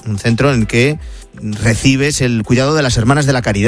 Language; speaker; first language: Spanish; native; Spanish